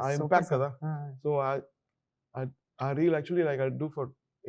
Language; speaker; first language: Telugu; non-native, learner; Tamil